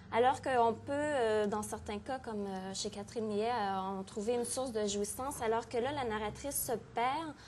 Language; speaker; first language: French; native; French